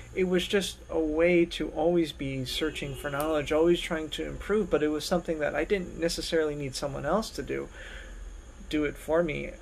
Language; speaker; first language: English; native; English